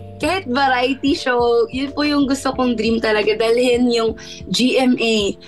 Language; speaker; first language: Filipino; non-native, local second language; Cebuano